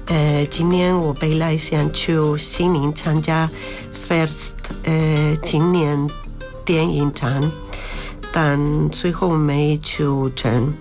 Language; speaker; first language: Chinese; non-native, learner; Spanish